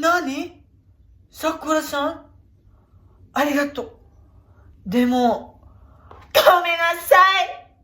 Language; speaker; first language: Japanese; non-native, learner; Indonesian